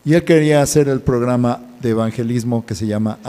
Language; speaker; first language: Spanish; native; Spanish